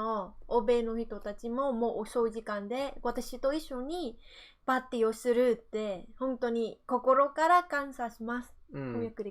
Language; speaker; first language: Japanese; non-native, learner; Vietnamese